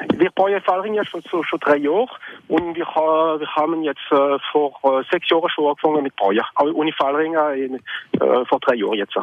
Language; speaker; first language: German; non-native, local second language; French